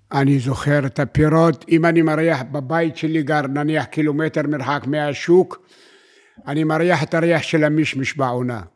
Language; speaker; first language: Hebrew; non-native, fluent; Arabic